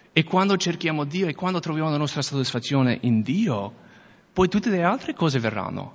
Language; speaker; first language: Italian; non-native, fluent; English